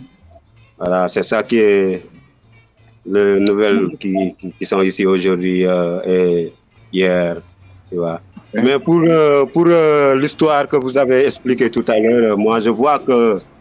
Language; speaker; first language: French; non-native, local second language; Wolof